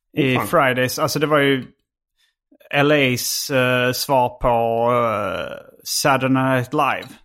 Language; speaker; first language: Swedish; native; Swedish